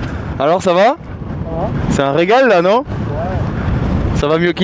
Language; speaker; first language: French; native; French